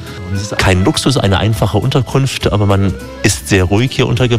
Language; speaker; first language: German; native; German